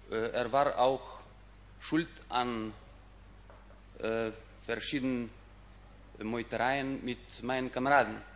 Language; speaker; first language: German; non-native, fluent; Ukrainian